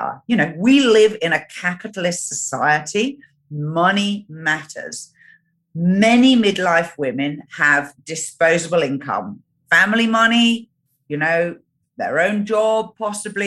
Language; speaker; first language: English; native; English